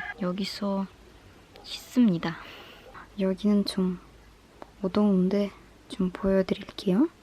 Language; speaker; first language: Korean; non-native, fluent; Russian